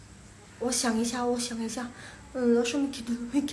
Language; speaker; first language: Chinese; non-native, local second language; Indonesian